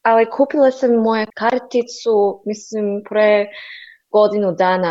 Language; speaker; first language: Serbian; non-native, learner; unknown